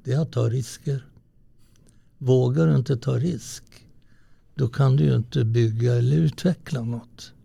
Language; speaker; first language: Swedish; early bilingual, other home language; Italian